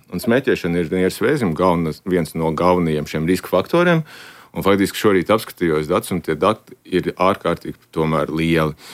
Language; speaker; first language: Latvian; native; Latvian